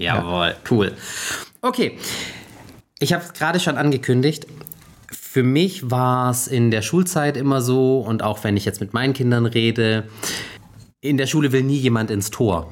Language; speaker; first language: German; native; German